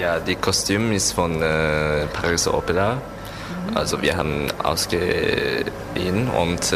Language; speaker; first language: German; non-native, learner; Japanese